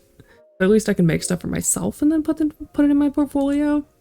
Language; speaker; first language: English; native; English